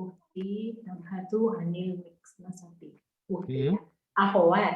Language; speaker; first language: Arabic; non-native, learner; Indonesian